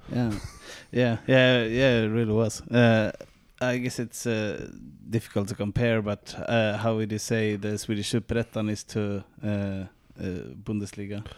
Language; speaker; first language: English; non-native, fluent; Swedish